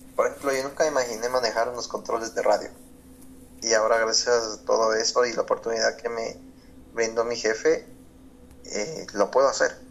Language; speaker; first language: Spanish; native; Spanish